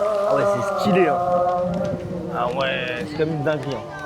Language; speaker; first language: French; native; French